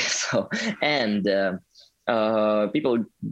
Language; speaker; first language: English; non-native, fluent; Russian